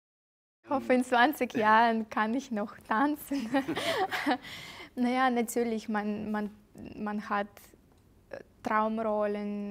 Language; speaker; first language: German; non-native, fluent; Russian